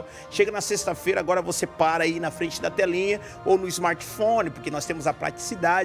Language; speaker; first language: Portuguese; native; Portuguese